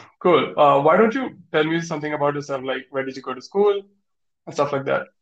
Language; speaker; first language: English; non-native, local second language; Hindi